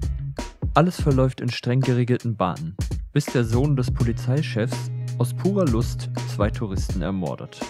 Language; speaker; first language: German; native; German